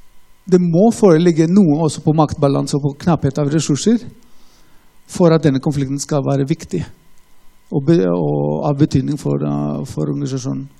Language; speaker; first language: Norwegian; non-native, fluent; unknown